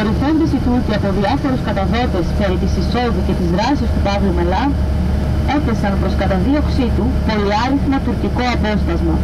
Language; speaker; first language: Greek; native; Greek